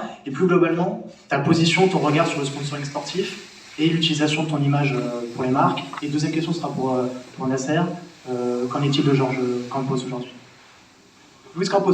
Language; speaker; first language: French; native; French